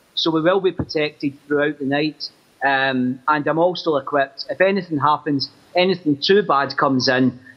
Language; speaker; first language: English; native; English